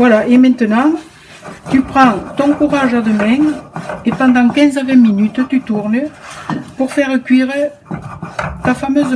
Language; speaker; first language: French; native; French